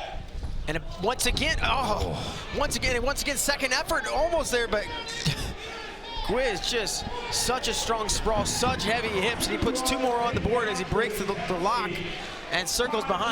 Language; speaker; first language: English; native; English